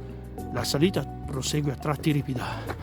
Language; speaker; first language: Italian; native; Italian